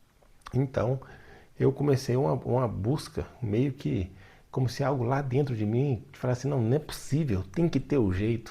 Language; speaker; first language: Portuguese; native; Portuguese